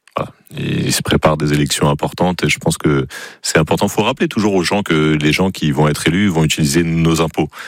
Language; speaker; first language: French; native; French